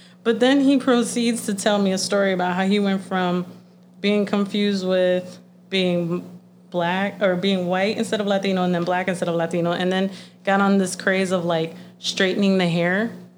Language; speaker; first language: English; early bilingual, other home language; Spanish